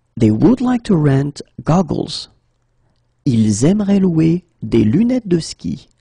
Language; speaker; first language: French; native; French